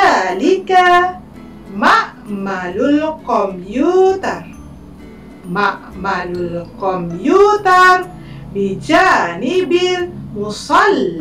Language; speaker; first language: Arabic; non-native, fluent; Malay